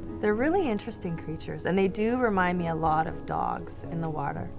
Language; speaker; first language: English; native; English